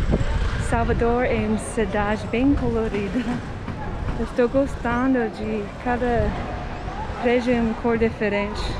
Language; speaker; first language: Portuguese; non-native, fluent; English